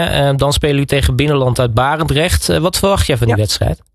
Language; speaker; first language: Dutch; native; Dutch